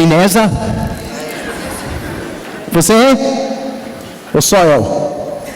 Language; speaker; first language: Portuguese; non-native, learner; English